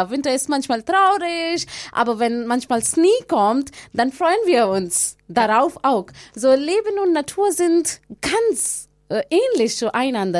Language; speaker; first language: German; non-native, learner; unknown